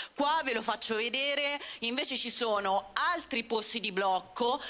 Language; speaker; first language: Italian; native; Italian